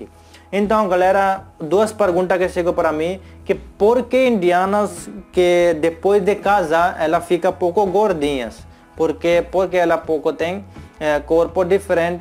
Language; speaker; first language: Portuguese; non-native, learner; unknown